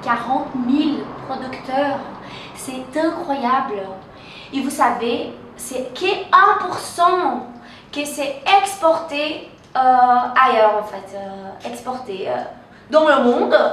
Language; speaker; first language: French; non-native, fluent; Portuguese